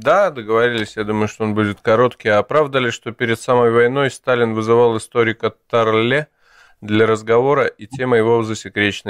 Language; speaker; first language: Russian; native; Russian